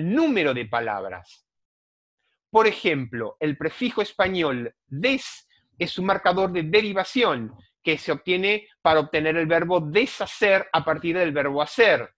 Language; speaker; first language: Spanish; native; Spanish